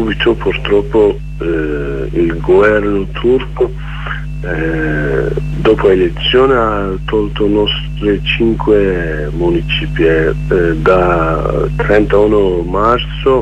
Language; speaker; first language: Italian; non-native, learner; Kurdish